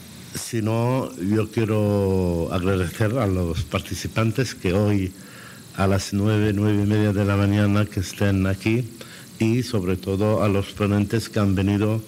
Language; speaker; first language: Spanish; non-native, fluent; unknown